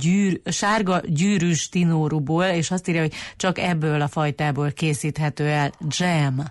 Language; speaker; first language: Hungarian; native; Hungarian